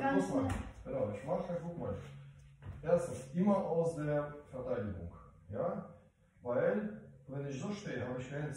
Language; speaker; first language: German; non-native, fluent; Russian